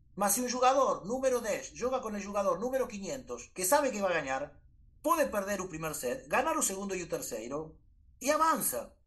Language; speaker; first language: Spanish; native; Spanish